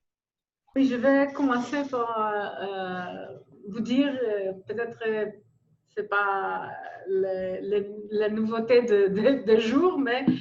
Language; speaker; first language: French; non-native, fluent; Greek